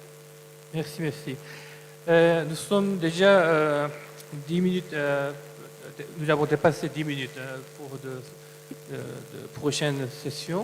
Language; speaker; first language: French; non-native, fluent; Korean